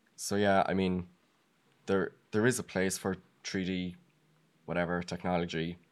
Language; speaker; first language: English; native; English